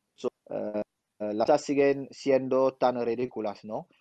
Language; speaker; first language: Spanish; non-native, fluent; French